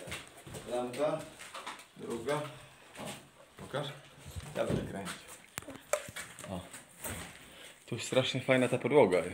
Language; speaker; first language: Polish; native; Polish